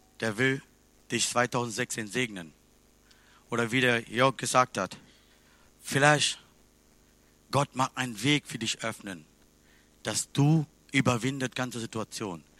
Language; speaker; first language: German; non-native, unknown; Tamil